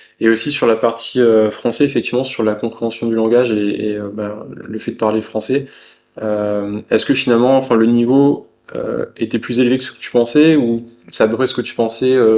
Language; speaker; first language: French; native; French